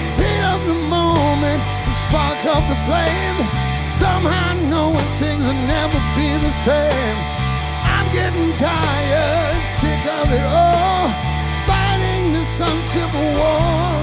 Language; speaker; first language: English; native; English